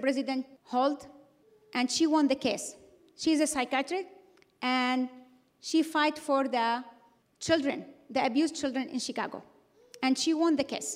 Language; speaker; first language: English; non-native, fluent; Arabic